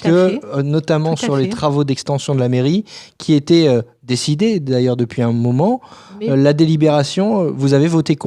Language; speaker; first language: French; native; French